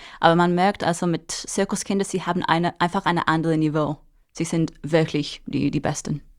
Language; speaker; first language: German; non-native, fluent; English